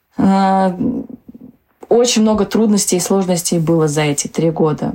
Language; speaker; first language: Russian; early bilingual, other home language; Tajik